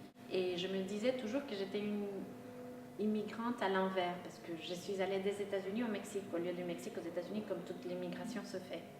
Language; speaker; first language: French; non-native, local second language; Spanish